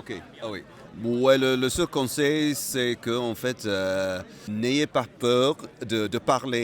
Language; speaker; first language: French; non-native, fluent; Malay